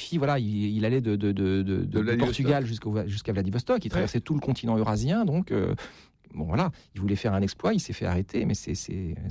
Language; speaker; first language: French; native; French